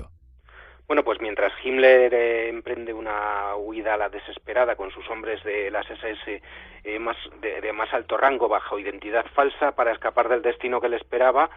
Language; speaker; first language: Spanish; native; Spanish